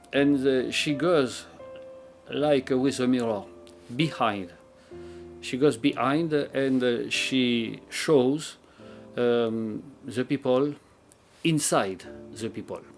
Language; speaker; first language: English; non-native, learner; French